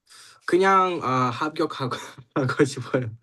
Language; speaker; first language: Korean; non-native, learner; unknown